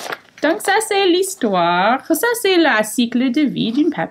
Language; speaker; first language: French; non-native, fluent; English